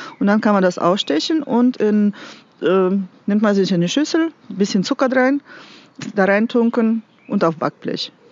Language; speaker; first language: German; non-native, fluent; Russian